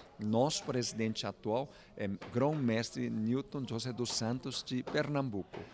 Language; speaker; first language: Portuguese; non-native, fluent; Korean